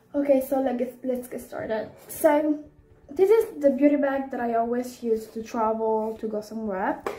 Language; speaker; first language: English; non-native, fluent; Italian